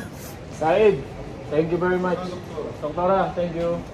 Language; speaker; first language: English; non-native, local second language; Filipino